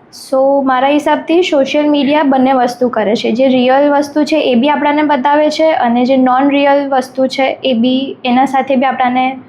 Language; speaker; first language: Gujarati; native; Gujarati